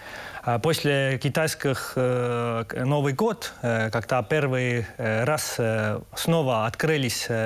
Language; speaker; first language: Russian; non-native, local second language; Estonian